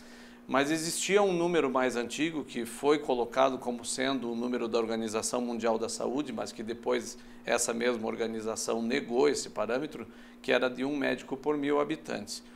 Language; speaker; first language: Portuguese; native; Portuguese